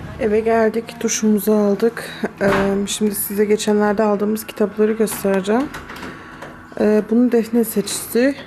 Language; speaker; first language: Turkish; early bilingual, heritage; Turkish